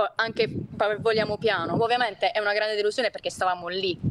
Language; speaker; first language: Italian; native; Italian